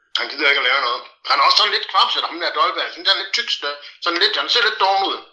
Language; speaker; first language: Danish; native; Danish